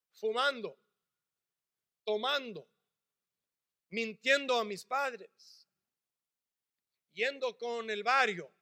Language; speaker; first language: Spanish; early bilingual, heritage; English